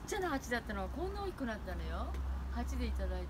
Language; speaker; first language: Japanese; native; Japanese